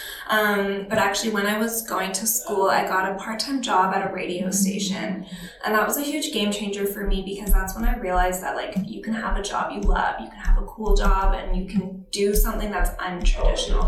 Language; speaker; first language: English; native; English